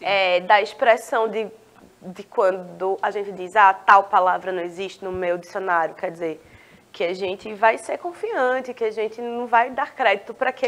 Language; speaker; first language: Portuguese; native; Portuguese